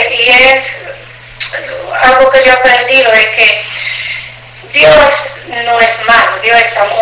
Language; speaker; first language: Spanish; native; Spanish